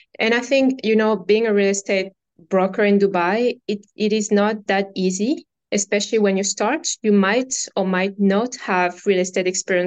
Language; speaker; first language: English; non-native, fluent; French